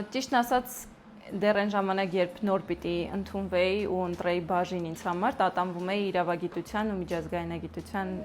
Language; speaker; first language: Armenian; native; Armenian